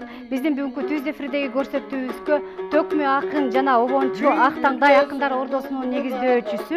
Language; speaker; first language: Kyrgyz; native; Kyrgyz